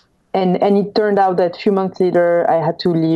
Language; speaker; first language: English; non-native, fluent; French